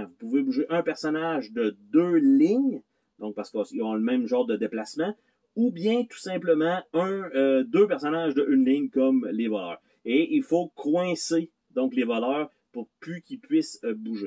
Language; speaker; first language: French; native; French